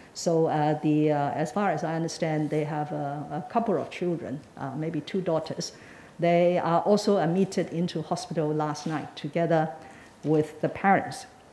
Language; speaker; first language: English; non-native, local second language; Cantonese